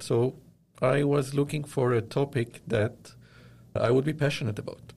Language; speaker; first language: English; non-native, fluent; Arabic